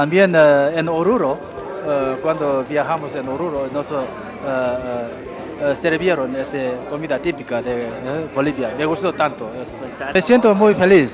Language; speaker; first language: Spanish; non-native, fluent; Korean